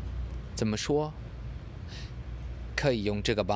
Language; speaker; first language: Chinese; non-native, learner; English